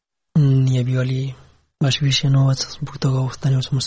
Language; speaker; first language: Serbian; non-native, learner; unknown